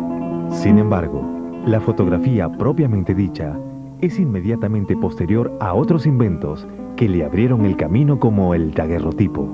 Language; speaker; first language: Spanish; native; Spanish